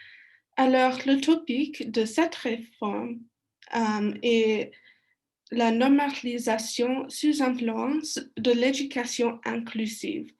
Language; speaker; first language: French; non-native, learner; English